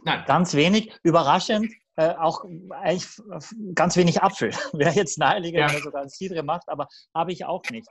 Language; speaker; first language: German; native; German